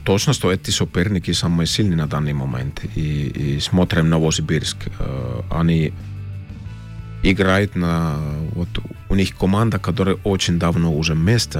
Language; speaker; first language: Russian; non-native, learner; Finnish